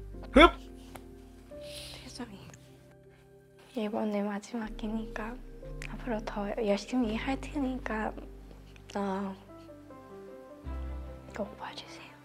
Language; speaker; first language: Korean; non-native, fluent; Thai